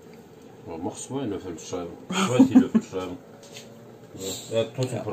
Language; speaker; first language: German; non-native, learner; Turkish